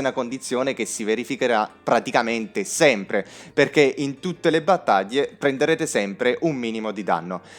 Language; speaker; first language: Italian; native; Italian